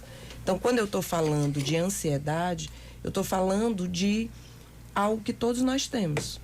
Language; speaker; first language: Portuguese; native; Portuguese